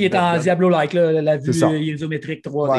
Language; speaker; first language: French; native; French